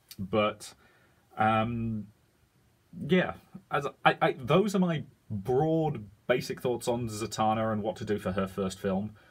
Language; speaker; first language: English; native; English